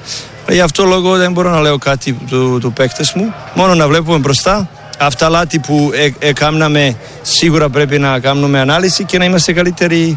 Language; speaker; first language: Greek; non-native, learner; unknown